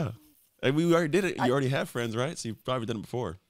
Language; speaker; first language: English; native; English